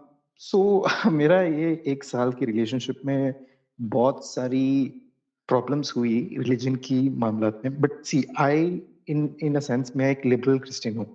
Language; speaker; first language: Hindi; non-native, local second language; Malayalam